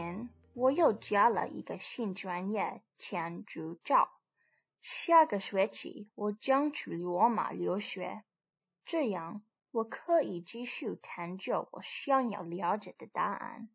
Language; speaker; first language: Chinese; non-native, learner; English